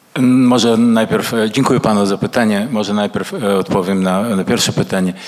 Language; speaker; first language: Polish; early bilingual, other home language; Russian